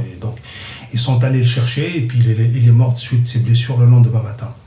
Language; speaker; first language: French; non-native, local second language; Kabyle